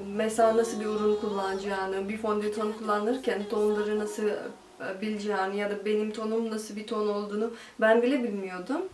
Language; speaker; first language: Turkish; non-native, fluent; Nepali